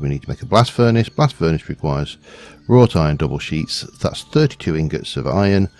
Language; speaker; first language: English; native; English